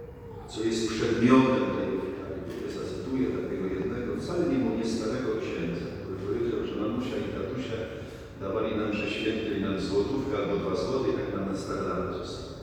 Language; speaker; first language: Polish; native; Polish